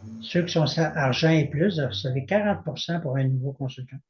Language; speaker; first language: French; native; French